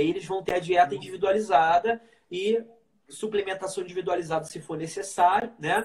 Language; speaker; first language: Portuguese; native; Portuguese